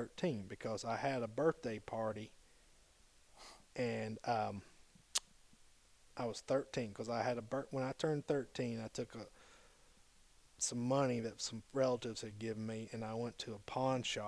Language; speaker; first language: English; native; English